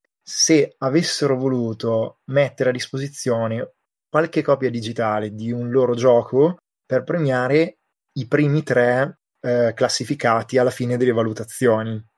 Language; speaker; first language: Italian; native; Italian